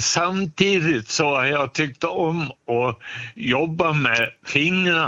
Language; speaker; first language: Swedish; native; Swedish